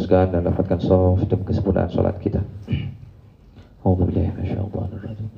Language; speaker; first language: Indonesian; native; Indonesian